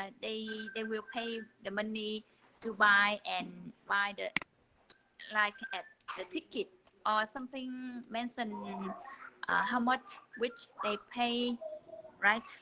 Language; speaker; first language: English; non-native, learner; Vietnamese